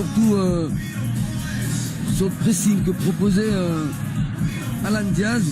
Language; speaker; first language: French; native; French